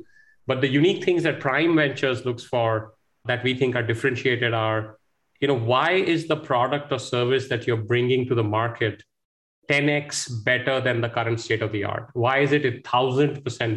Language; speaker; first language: English; non-native, local second language; Hindi